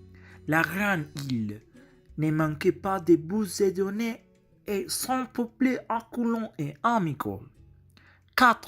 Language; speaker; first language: French; non-native, learner; Spanish